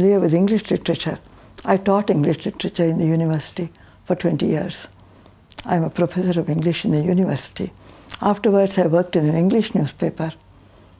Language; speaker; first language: English; non-native, local second language; Tamil